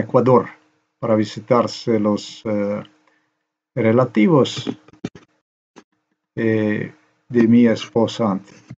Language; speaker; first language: Spanish; non-native, learner; Slovenian